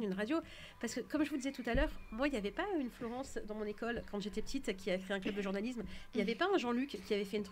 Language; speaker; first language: French; native; French